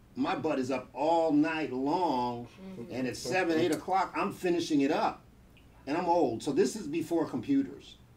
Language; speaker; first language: English; native; English